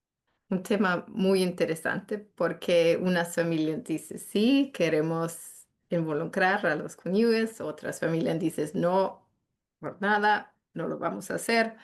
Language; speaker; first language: Spanish; non-native, fluent; English